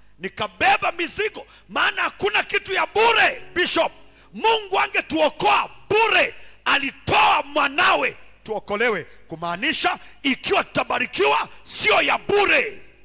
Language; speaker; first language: Swahili; non-native, local second language; Luyia